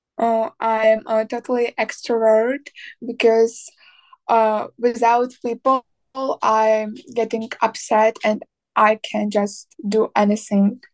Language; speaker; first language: English; non-native, learner; Ukrainian